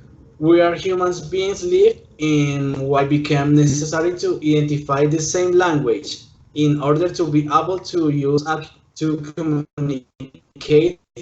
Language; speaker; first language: English; non-native, learner; Spanish